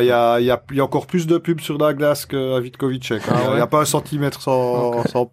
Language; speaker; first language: French; native; French